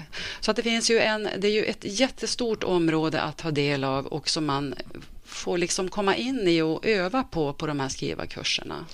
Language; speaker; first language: Swedish; native; Swedish